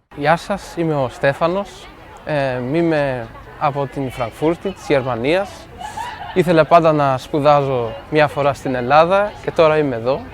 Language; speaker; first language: Greek; early bilingual, heritage; Greek